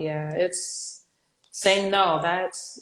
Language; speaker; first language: English; native; English